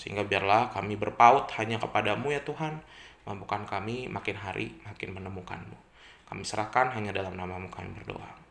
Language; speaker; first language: Indonesian; native; Indonesian